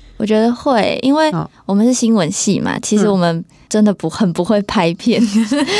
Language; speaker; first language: Chinese; native; Chinese